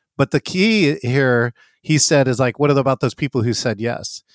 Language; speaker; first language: English; native; English